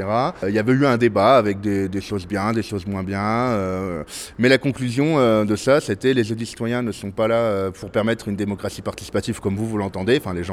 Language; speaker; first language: French; native; French